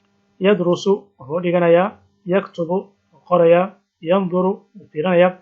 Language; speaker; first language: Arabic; non-native, fluent; Somali